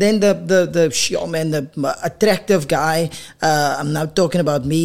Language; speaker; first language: English; non-native, local second language; Afrikaans